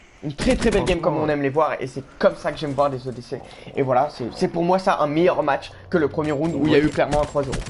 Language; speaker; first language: French; native; French